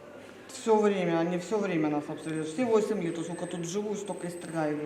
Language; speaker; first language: Russian; native; Russian